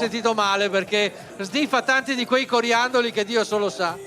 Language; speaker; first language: Italian; native; Italian